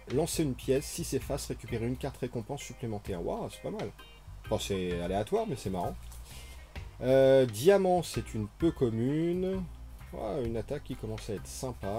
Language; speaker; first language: French; native; French